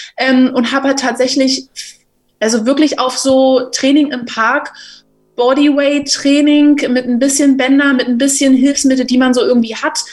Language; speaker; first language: German; native; German